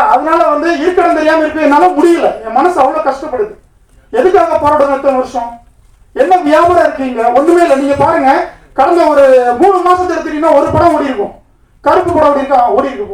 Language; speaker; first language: Tamil; native; Tamil